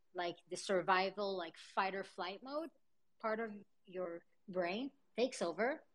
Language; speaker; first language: English; early bilingual, other home language; Hebrew